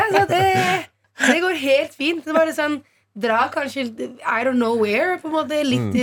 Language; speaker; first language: Norwegian; non-native, fluent; Italian